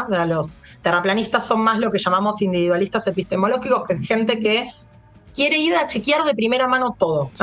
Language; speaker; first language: Spanish; native; Spanish